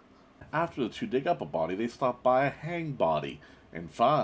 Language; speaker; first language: English; native; English